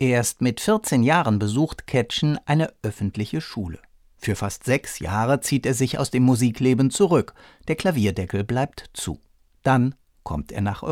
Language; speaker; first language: German; native; German